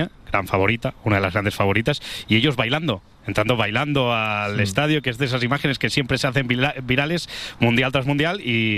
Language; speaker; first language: Spanish; native; Spanish